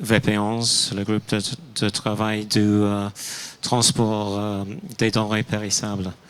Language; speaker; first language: French; non-native, fluent; English